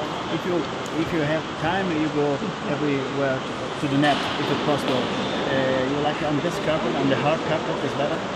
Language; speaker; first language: English; non-native, learner; Italian